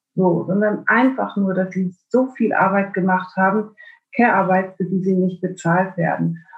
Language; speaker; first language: German; native; German